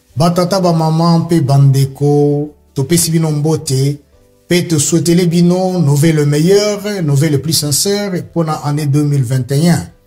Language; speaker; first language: French; non-native, local second language; Swahili